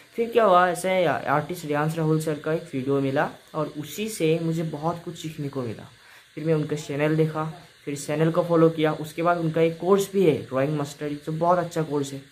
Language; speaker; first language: Hindi; non-native, local second language; Assamese